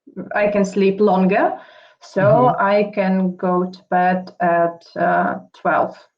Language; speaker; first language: English; non-native, fluent; Russian